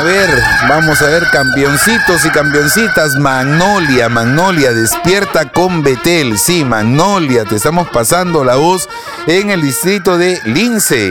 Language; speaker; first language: Spanish; native; Spanish